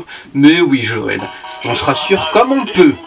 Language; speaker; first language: French; native; French